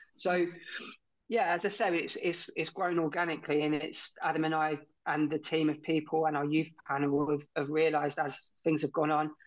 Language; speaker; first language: English; native; English